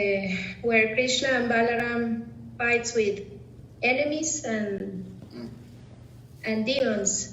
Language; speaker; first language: English; non-native, fluent; Spanish